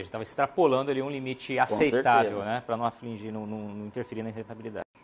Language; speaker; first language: Portuguese; native; Portuguese